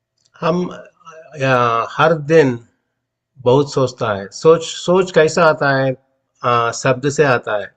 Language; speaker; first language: Hindi; non-native, local second language; Telugu